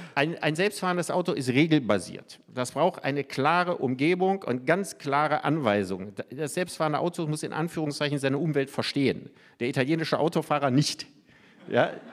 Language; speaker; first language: German; native; German